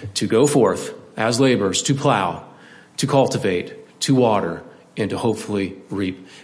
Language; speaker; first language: English; native; English